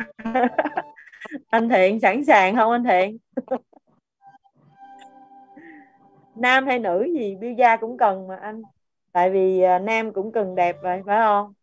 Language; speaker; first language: Vietnamese; native; Vietnamese